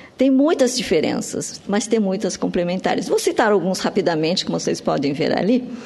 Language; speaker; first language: Portuguese; early bilingual, other home language; Japanese